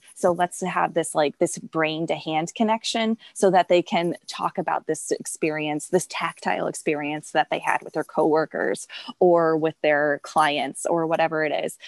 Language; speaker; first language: English; native; English